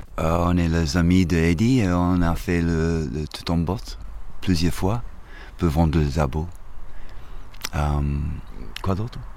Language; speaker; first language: French; non-native, fluent; English